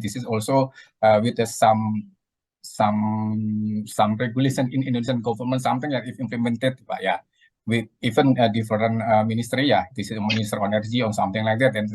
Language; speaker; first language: English; non-native, learner; Indonesian